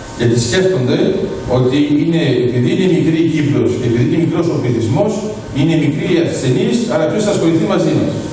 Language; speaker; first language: Greek; early bilingual, heritage; Greek